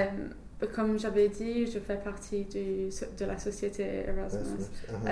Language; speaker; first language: French; non-native, fluent; English